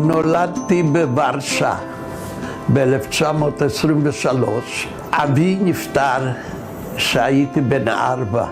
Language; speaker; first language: Hebrew; non-native, fluent; Polish